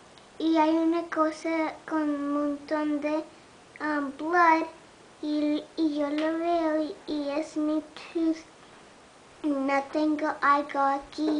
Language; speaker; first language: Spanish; early bilingual, heritage; Spanish